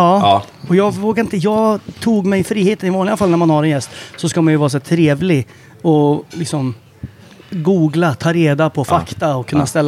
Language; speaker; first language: Swedish; native; Swedish